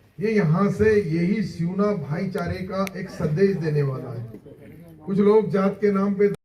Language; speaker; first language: Hindi; non-native, local second language; Urdu